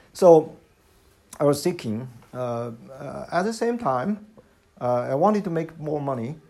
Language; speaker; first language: English; non-native, fluent; Chinese